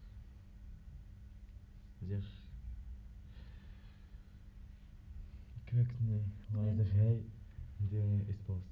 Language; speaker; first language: Dutch; non-native, learner; Arabic